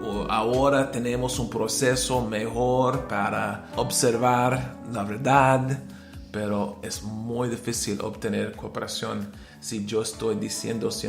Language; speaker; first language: Spanish; non-native, learner; English